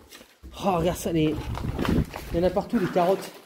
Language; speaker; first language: French; native; French